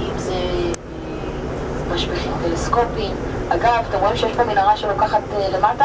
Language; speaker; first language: Hebrew; native; Hebrew